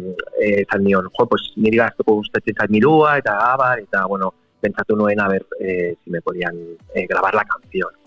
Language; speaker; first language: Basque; non-native, local second language; Spanish